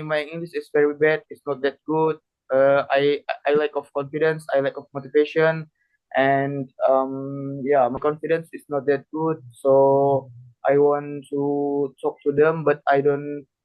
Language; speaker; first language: English; non-native, learner; Indonesian